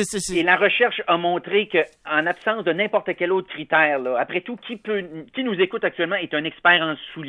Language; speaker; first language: French; native; French